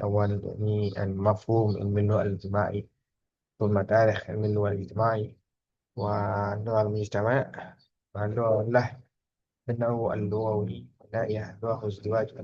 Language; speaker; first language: Arabic; non-native, fluent; Indonesian